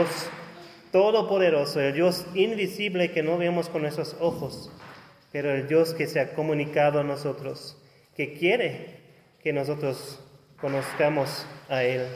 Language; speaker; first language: Spanish; non-native, fluent; German